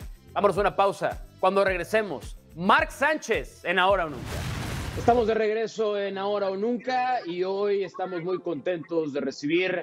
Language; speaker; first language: Spanish; native; Spanish